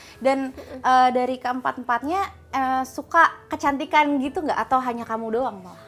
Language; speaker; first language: Indonesian; native; Indonesian